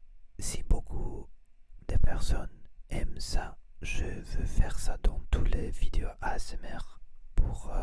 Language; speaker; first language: French; non-native, learner; Spanish